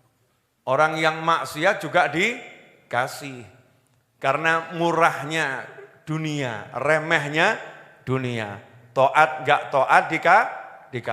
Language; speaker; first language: Indonesian; native; Indonesian